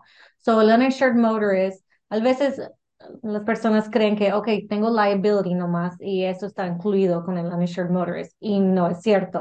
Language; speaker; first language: Spanish; early bilingual, heritage; English